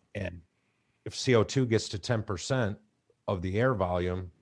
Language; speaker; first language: English; native; English